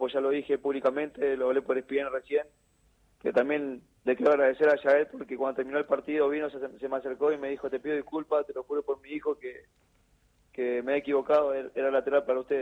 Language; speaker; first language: Spanish; native; Spanish